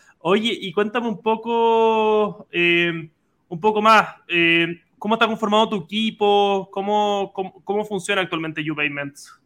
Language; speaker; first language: Spanish; native; Spanish